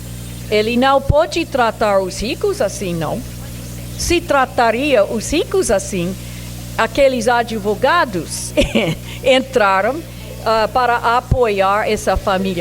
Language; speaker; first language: Portuguese; non-native, fluent; English